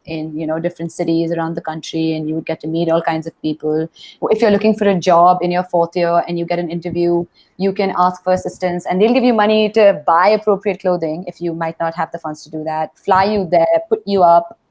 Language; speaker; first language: English; non-native, local second language; Hindi